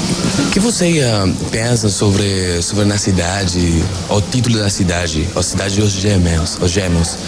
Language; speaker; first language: Portuguese; non-native, fluent; Spanish